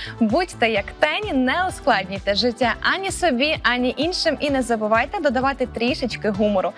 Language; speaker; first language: Ukrainian; native; Ukrainian